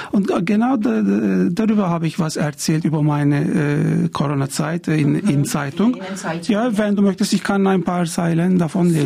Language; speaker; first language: German; non-native, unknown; Turkish